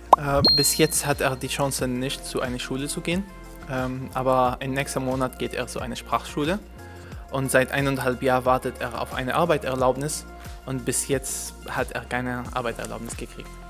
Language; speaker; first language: German; non-native, fluent; Arabic